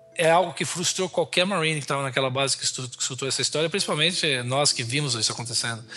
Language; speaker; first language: Portuguese; native; Portuguese